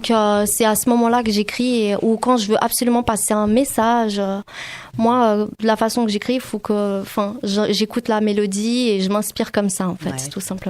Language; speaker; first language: French; native; French